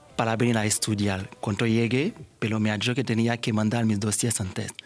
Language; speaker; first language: Spanish; non-native, learner; Haitian Creole